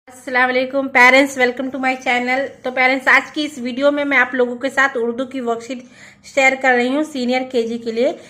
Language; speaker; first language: Hindi; native; Hindi